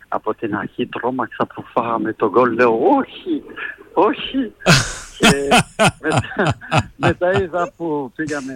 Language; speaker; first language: Greek; non-native, fluent; French